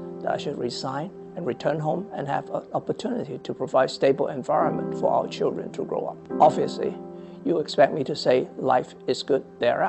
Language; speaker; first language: English; non-native, local second language; Cantonese